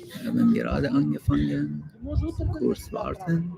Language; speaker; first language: German; non-native, learner; Persian